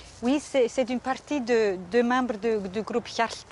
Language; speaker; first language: French; non-native, fluent; Icelandic